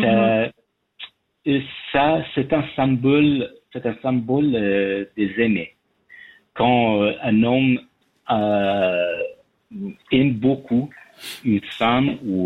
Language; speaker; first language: French; non-native, fluent; Persian